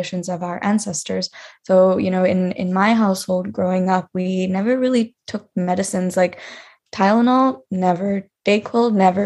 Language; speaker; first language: English; native; English